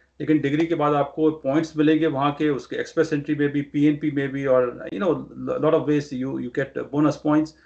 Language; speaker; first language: Hindi; non-native, local second language; Punjabi